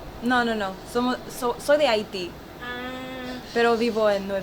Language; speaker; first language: Spanish; non-native, learner; Haitian Creole